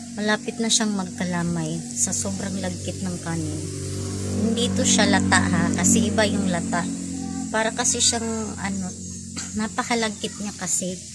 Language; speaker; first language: Filipino; non-native, local second language; Cebuano